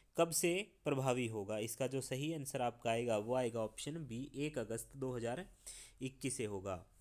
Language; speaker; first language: Hindi; non-native, local second language; Punjabi